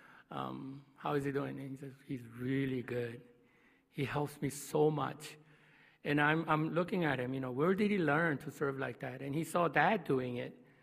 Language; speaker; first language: English; non-native, fluent; Korean